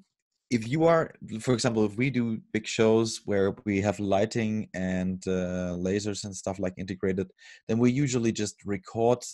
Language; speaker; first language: English; non-native, fluent; German